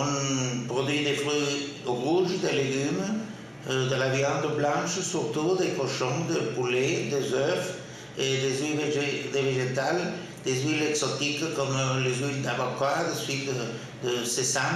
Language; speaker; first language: French; non-native, fluent; Spanish